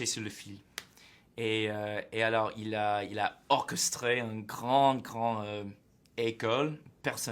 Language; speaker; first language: French; non-native, fluent; English